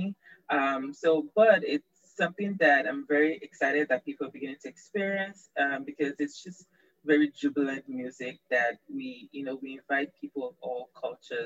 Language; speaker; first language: English; non-native, local second language; Yoruba